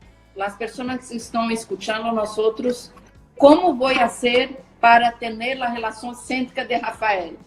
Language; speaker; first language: Spanish; non-native, learner; Portuguese